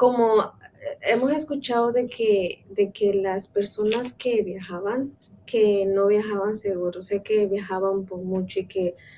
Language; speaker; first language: Spanish; non-native, local second language; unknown